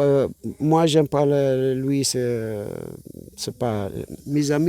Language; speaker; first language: French; non-native, learner; Arabic